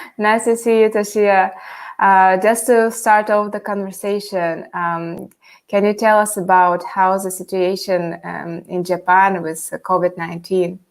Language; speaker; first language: English; non-native, fluent; Russian